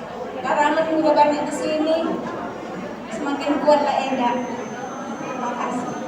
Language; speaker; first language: Indonesian; non-native, local second language; Batak Toba